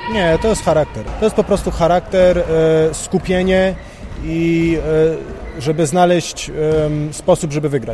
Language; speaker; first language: Polish; non-native, fluent; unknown